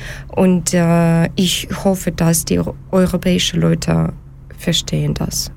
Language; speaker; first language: German; non-native, learner; Ukrainian